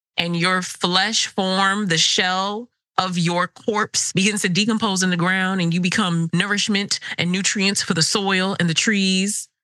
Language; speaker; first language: English; early bilingual, other home language; Krio